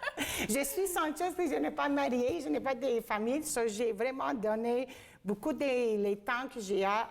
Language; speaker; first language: French; non-native, fluent; Greek